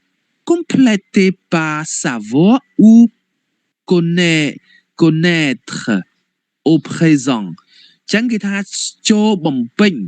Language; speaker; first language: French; non-native, fluent; Khmer